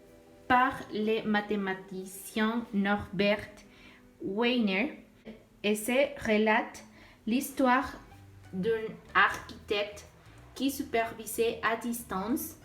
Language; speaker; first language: French; non-native, learner; Spanish